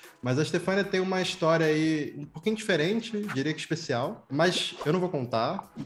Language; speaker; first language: Portuguese; native; Portuguese